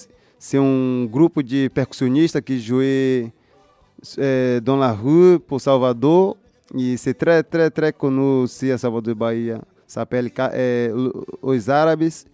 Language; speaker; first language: French; non-native, learner; Portuguese